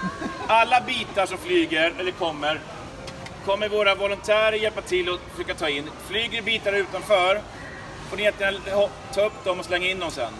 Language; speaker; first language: Swedish; native; Swedish